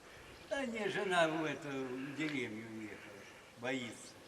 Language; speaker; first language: Russian; native; Russian